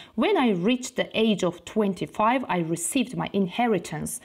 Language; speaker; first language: English; non-native, fluent; Azerbaijani